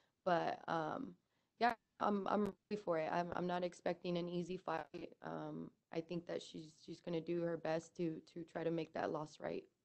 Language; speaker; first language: English; early bilingual, other home language; Spanish